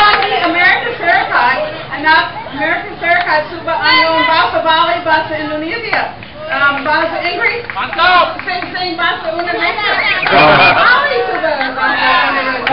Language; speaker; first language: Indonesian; non-native, learner; English